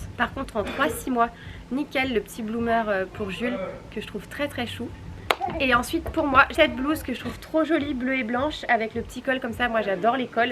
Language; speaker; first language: French; native; French